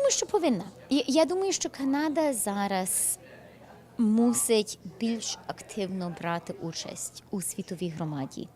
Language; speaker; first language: Ukrainian; early bilingual, heritage; English